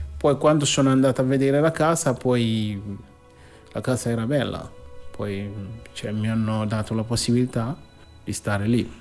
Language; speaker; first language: Italian; non-native, learner; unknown